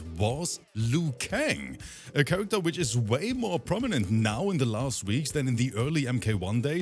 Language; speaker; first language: English; native; English